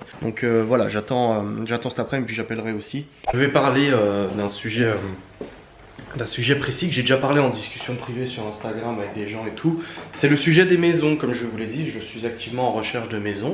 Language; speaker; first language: French; native; French